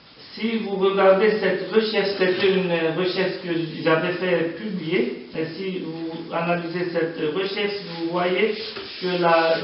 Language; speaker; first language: French; non-native, learner; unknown